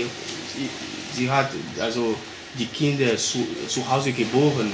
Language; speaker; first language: German; non-native, fluent; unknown